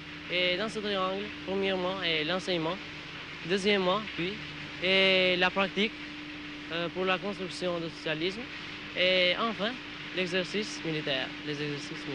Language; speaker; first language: French; non-native, learner; Albanian